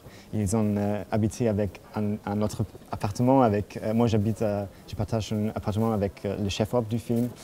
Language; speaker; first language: French; non-native, fluent; German